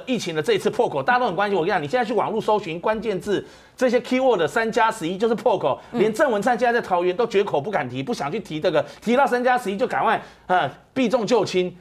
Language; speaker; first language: Chinese; native; Chinese